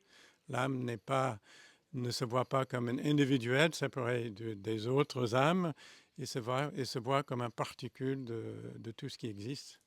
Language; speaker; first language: French; non-native, fluent; English